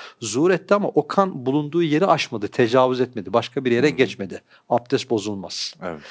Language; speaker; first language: Turkish; native; Turkish